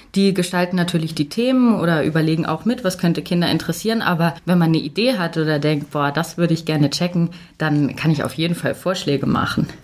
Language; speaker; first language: German; native; German